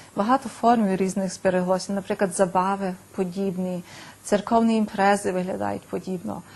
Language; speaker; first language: Ukrainian; early bilingual, heritage; Ukrainian